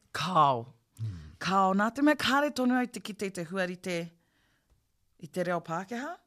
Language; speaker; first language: Māori; non-native, local second language; English